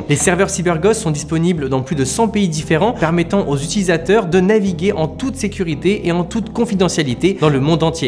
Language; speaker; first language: French; native; French